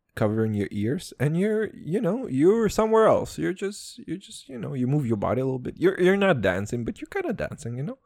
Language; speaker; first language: English; non-native, fluent; Serbian